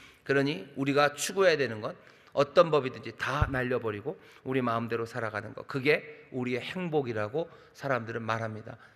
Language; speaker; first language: Korean; native; Korean